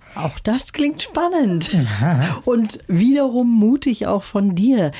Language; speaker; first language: German; native; German